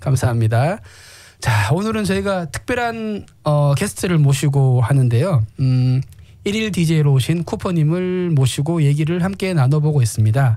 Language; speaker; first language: Korean; native; Korean